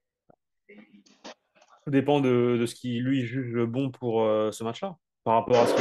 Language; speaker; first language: French; native; French